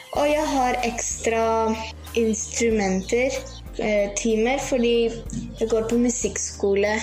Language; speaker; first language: Norwegian; early bilingual, heritage; Greek